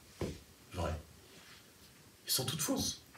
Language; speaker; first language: French; native; French